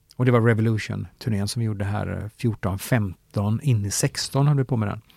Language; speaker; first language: Swedish; native; Swedish